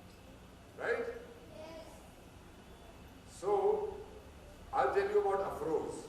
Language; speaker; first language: English; non-native, local second language; Hindi